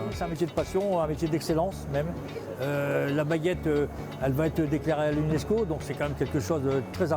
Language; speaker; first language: French; native; French